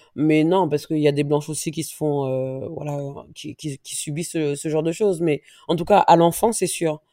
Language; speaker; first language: French; native; French